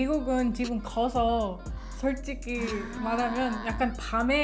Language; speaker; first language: Korean; non-native, fluent; English